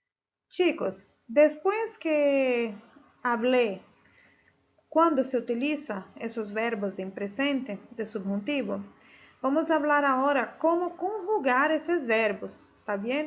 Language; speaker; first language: Spanish; non-native, fluent; Portuguese